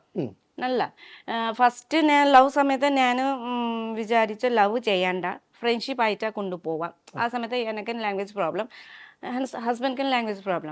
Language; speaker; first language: Malayalam; non-native, learner; Nepali